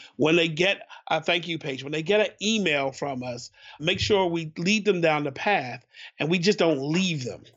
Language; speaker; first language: English; native; English